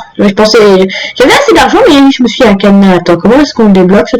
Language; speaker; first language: French; native; French